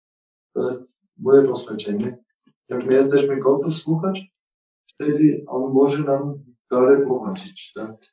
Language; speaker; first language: Polish; non-native, learner; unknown